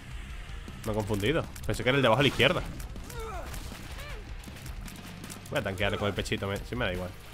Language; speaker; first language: Spanish; native; Spanish